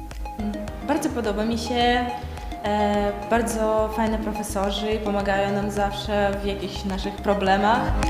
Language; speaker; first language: Polish; non-native, fluent; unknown